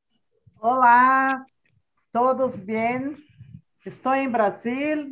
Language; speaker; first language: Spanish; non-native, learner; Portuguese